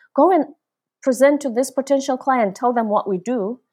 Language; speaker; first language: English; non-native, local second language; Zulu